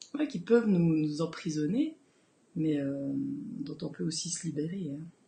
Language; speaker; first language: French; native; French